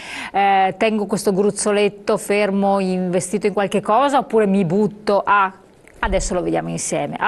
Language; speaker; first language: Italian; native; Italian